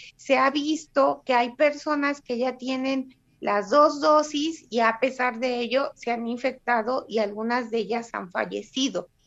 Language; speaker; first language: Spanish; non-native, fluent; Russian